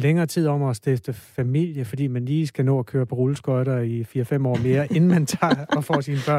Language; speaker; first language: Danish; native; Danish